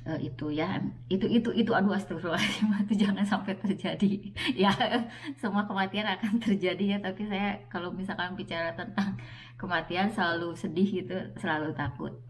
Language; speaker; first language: Indonesian; native; Indonesian